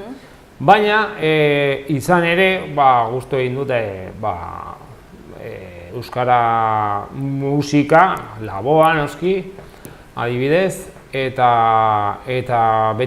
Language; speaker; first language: Basque; non-native, local second language; Spanish